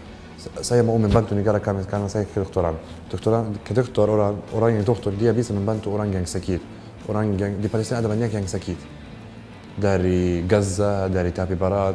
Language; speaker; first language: Indonesian; non-native, learner; Arabic